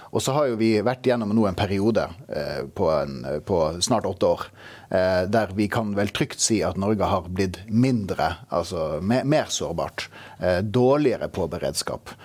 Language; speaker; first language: Norwegian; native; Norwegian